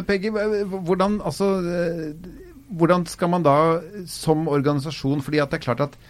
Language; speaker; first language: Norwegian; native; Norwegian